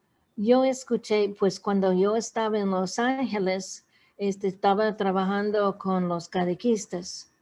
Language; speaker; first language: Spanish; non-native, fluent; English